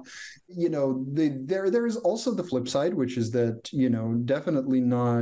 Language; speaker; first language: English; non-native, fluent; Croatian